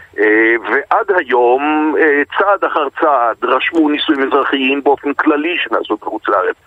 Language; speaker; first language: Hebrew; native; Hebrew